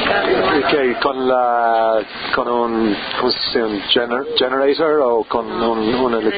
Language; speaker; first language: Spanish; non-native, learner; English